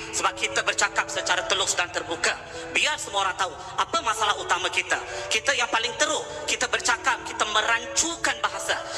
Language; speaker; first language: Malay; non-native, local second language; Tamil